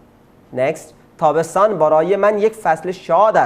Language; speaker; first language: Persian; non-native, fluent; Urdu